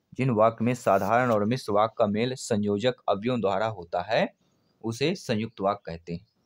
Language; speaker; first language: Hindi; native; Hindi